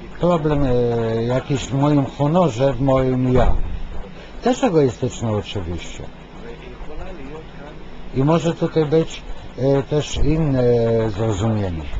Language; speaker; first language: Polish; non-native, fluent; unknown